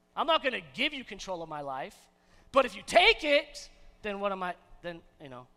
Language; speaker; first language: English; native; English